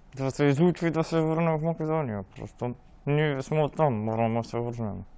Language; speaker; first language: Bulgarian; early bilingual, heritage; Macedonian